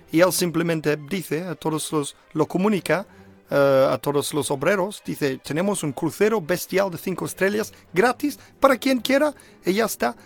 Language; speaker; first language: Spanish; non-native, fluent; English